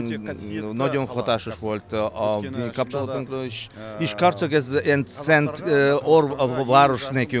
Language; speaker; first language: Hungarian; non-native, fluent; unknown